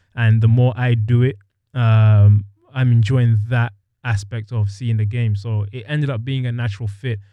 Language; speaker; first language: English; native; English